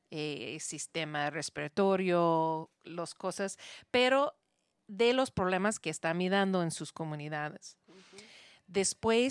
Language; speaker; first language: Spanish; non-native, learner; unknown